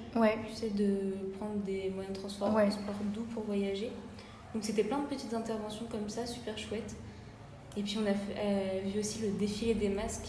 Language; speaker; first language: French; native; French